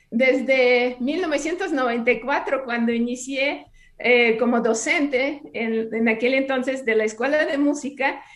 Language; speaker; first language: Spanish; non-native, fluent; Russian